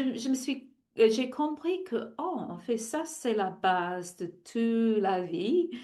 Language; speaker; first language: French; non-native, fluent; English